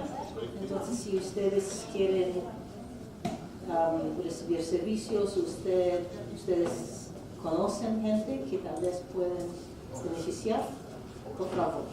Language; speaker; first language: Spanish; non-native, fluent; English